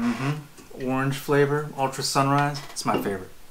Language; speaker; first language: English; native; English